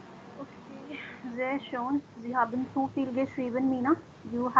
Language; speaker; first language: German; non-native, fluent; Hindi